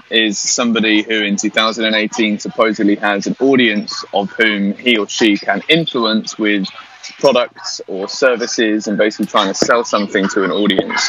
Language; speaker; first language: English; native; English